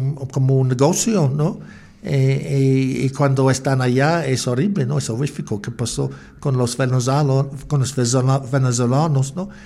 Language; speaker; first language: Spanish; non-native, learner; English